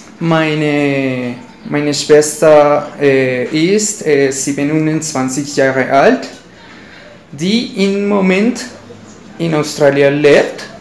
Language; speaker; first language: German; non-native, learner; Spanish